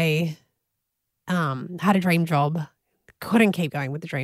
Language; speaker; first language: English; native; English